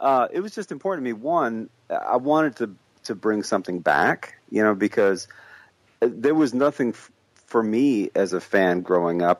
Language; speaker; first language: English; native; English